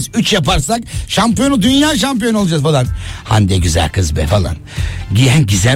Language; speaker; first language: Turkish; native; Turkish